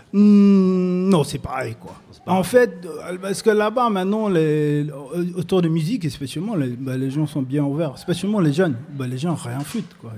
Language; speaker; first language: French; non-native, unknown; English